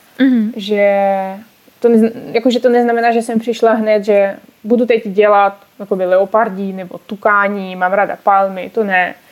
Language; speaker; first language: Czech; non-native, fluent; Russian